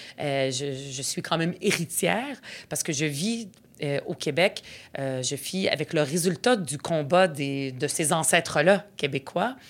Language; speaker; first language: French; early bilingual, other home language; Arabic